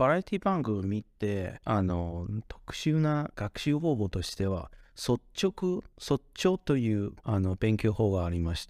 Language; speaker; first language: Japanese; non-native, fluent; Chinese